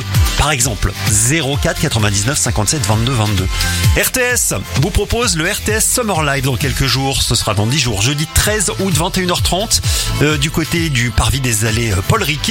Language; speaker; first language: French; native; French